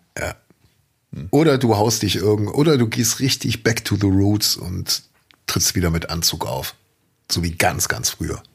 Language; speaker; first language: German; native; German